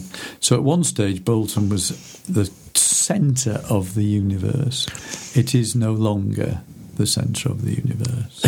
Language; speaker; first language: English; native; English